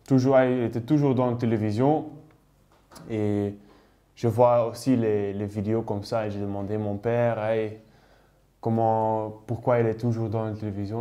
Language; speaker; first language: French; non-native, local second language; Dutch